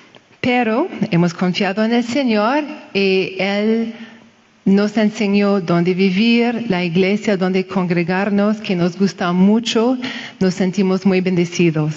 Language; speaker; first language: Spanish; non-native, fluent; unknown